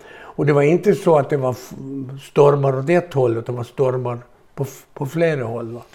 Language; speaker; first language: Swedish; native; Swedish